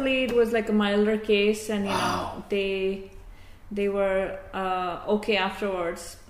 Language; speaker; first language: English; non-native, local second language; Hindi